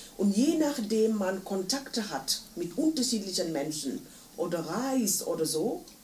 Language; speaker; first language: German; non-native, fluent; Wolof